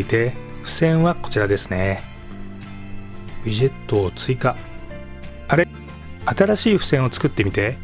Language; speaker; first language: Japanese; native; Japanese